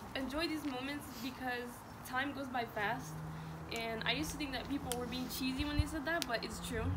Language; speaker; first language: English; early bilingual, other home language; Spanish